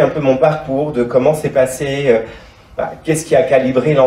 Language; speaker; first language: French; native; French